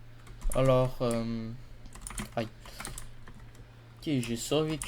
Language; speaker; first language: French; native; French